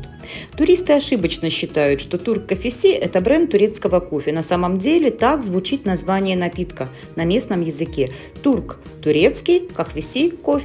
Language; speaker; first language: Russian; native; Russian